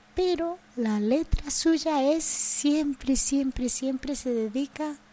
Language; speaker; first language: Spanish; non-native, fluent; Japanese